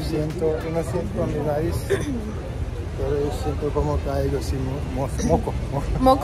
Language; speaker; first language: Spanish; non-native, learner; Turkish